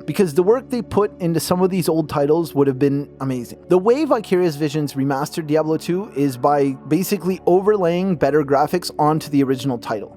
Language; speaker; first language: English; native; English